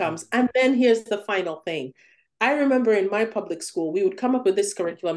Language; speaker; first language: English; non-native, local second language; Ganda